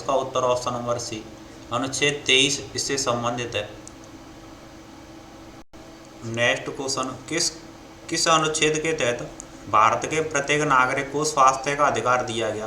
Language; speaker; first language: Hindi; native; Hindi